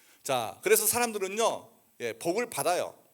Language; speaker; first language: Korean; native; Korean